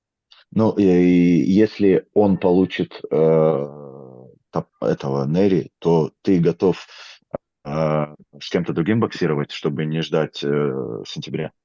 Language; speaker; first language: Russian; native; Russian